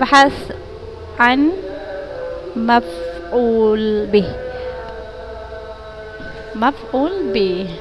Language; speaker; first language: Arabic; non-native, fluent; Indonesian